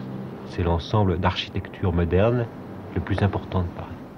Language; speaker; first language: French; native; French